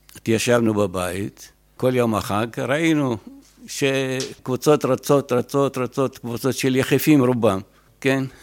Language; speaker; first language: Hebrew; non-native, fluent; Arabic